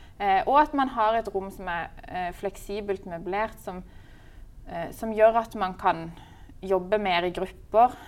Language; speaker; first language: Norwegian; native; Norwegian